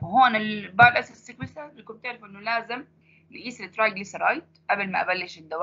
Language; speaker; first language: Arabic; native; Arabic